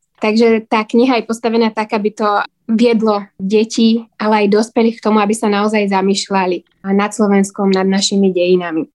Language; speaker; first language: Slovak; native; Slovak